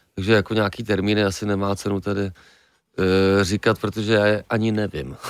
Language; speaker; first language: Czech; native; Czech